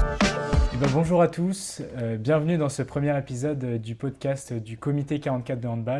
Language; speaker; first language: French; native; French